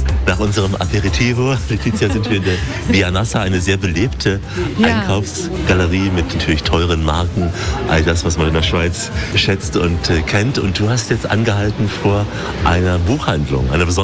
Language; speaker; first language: German; native; German